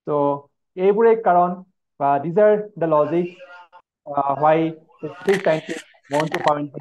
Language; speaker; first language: English; non-native, local second language; Assamese